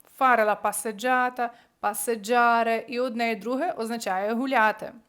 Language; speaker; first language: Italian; non-native, fluent; Ukrainian